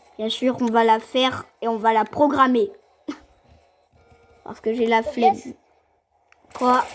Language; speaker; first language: French; native; French